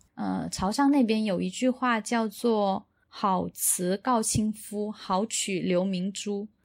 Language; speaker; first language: Chinese; non-native, local second language; Min Nan Chinese